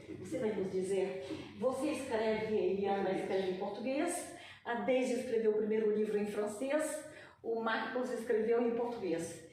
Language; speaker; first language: Portuguese; native; Portuguese